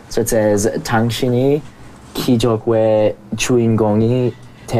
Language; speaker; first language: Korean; early bilingual, heritage; English